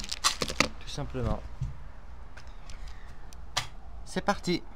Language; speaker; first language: French; native; French